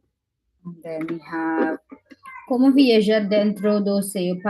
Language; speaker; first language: Portuguese; non-native, fluent; English